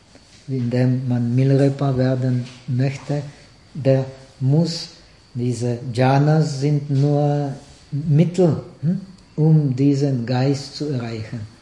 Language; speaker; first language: German; non-native, fluent; Czech